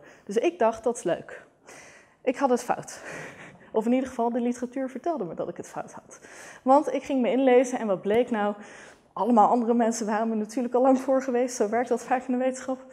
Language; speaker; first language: Dutch; native; Dutch